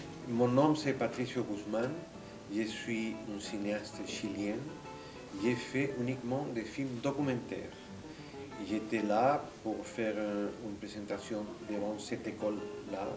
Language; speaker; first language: French; non-native, fluent; Spanish